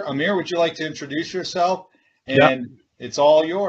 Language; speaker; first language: English; native; English